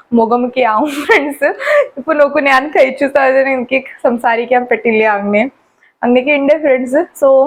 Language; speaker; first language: Malayalam; non-native, fluent; Hindi